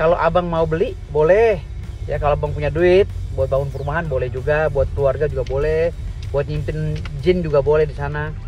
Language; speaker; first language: Indonesian; native; Indonesian